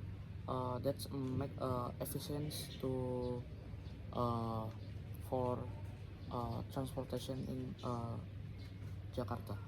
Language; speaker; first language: English; non-native, learner; Indonesian